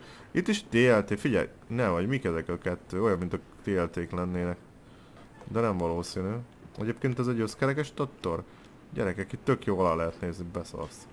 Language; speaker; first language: Hungarian; native; Hungarian